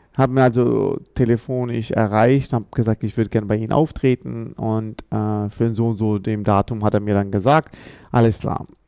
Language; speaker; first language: German; early bilingual, other home language; Amharic